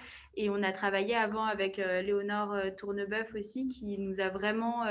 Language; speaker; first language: French; native; French